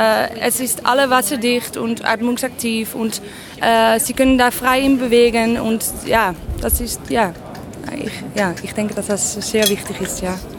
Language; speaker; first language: German; non-native, learner; Dutch